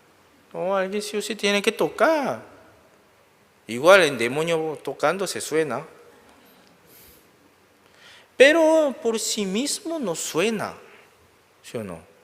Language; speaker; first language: Spanish; non-native, learner; Korean